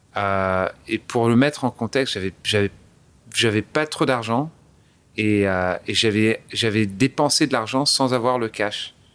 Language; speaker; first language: French; early bilingual, other home language; English